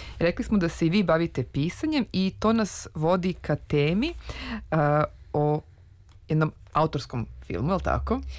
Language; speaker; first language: Serbian; native; Serbian